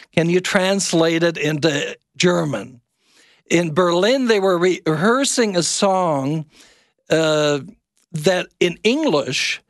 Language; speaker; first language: English; non-native, fluent; German